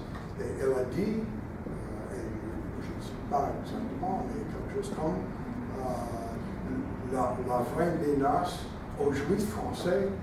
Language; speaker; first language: French; non-native, fluent; English